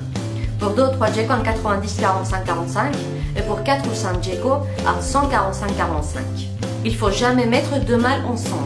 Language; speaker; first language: French; non-native, fluent; Spanish